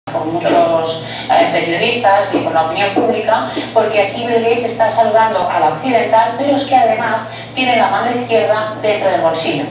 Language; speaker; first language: Spanish; native; Spanish